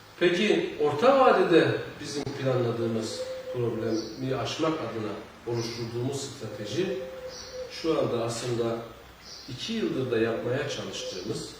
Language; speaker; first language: Turkish; native; Turkish